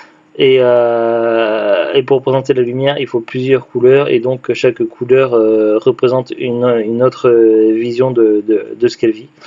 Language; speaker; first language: French; native; French